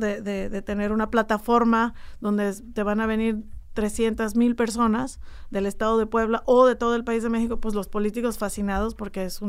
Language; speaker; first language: Spanish; native; Spanish